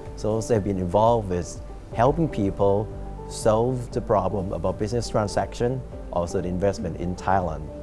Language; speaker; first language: English; non-native, fluent; Thai